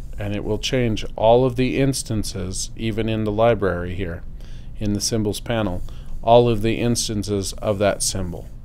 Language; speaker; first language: English; native; English